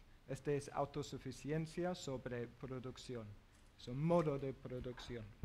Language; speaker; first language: Spanish; non-native, learner; English